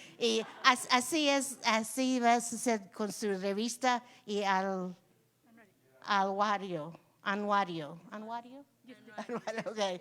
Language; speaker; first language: Spanish; non-native, learner; English